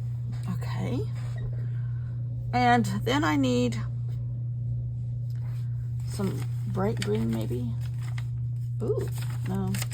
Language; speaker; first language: English; native; English